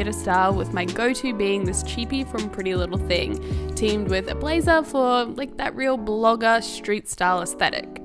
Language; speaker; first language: English; native; English